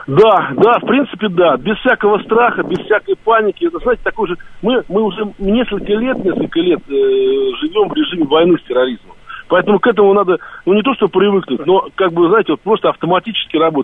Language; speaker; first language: Russian; native; Russian